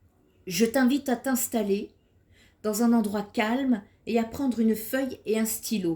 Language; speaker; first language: French; native; French